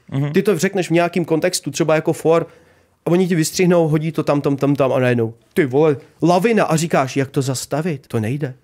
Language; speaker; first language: Czech; early bilingual, other home language; Ukrainian